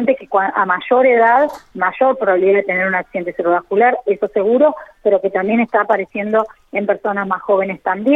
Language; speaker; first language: Spanish; native; Spanish